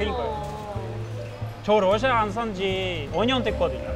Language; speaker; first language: Korean; non-native, fluent; Russian